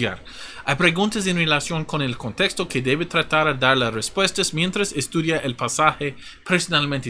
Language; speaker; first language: Spanish; non-native, fluent; English